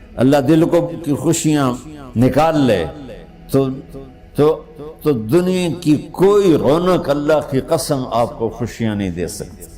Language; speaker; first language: Urdu; non-native, local second language; Punjabi